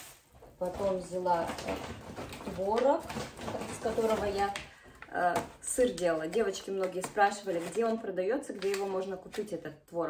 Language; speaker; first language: Russian; native; Russian